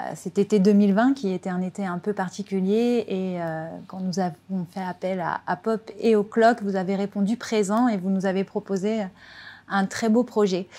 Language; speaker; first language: French; native; French